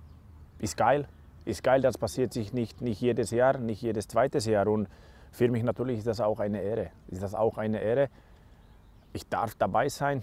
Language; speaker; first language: German; non-native, learner; Slovak